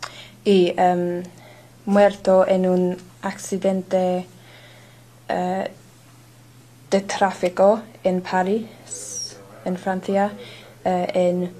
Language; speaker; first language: Spanish; non-native, learner; English